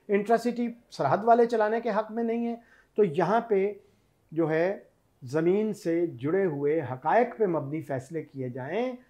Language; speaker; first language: Urdu; non-native, local second language; Punjabi